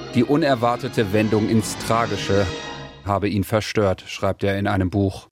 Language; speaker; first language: German; native; German